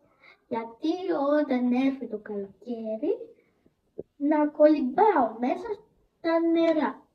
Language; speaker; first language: Greek; early bilingual, other home language; Chinese